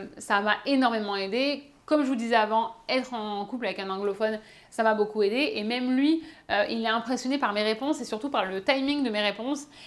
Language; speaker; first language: French; native; French